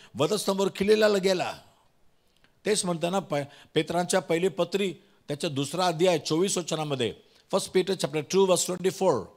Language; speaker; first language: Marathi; non-native, local second language; Tamil